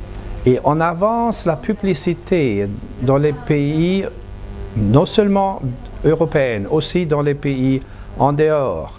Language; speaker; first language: French; non-native, fluent; German